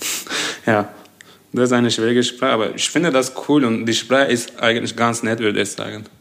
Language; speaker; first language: German; non-native, fluent; Turkish